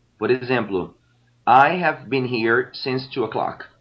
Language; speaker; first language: English; non-native, fluent; Portuguese